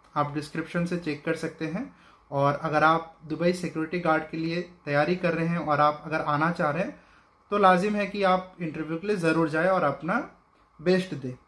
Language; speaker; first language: Hindi; non-native, local second language; Bangla